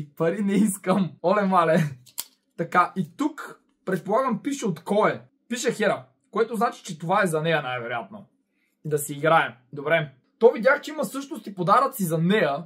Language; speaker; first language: Bulgarian; native; Bulgarian